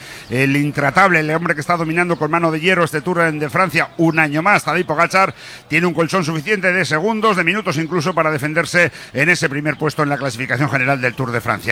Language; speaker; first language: Spanish; native; Spanish